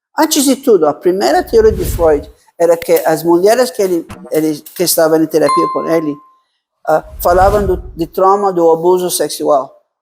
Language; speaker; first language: Portuguese; non-native, fluent; Italian